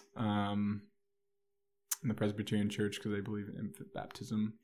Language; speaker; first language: English; native; English